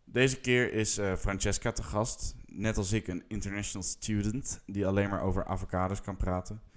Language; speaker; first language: English; non-native, fluent; Dutch